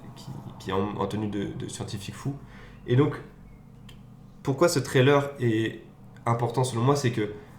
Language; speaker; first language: French; native; French